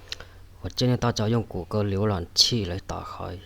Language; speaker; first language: Chinese; native; Chinese